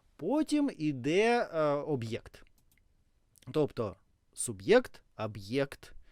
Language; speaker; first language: Ukrainian; non-native, local second language; Russian